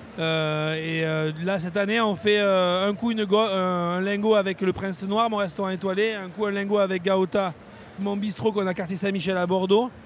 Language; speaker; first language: French; native; French